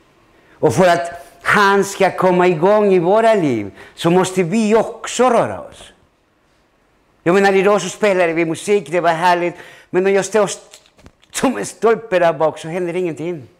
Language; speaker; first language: Swedish; non-native, fluent; Spanish